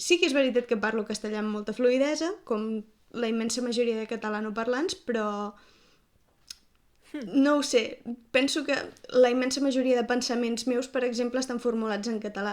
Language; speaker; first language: Catalan; native; Catalan